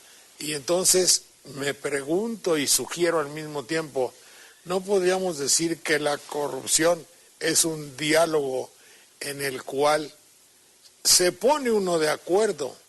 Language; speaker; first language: Spanish; native; Spanish